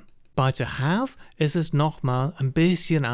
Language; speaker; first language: German; non-native, fluent; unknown